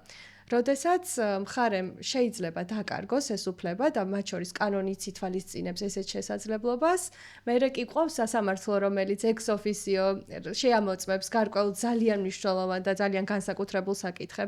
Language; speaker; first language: Georgian; native; Georgian